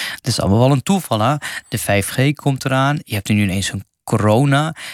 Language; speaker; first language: Dutch; non-native, fluent; Arabic